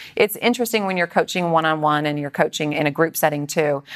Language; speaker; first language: English; native; English